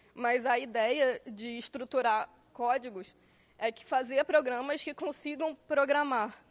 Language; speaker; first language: Portuguese; native; Portuguese